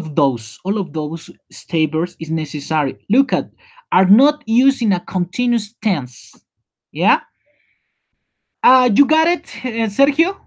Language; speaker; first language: English; non-native, learner; Spanish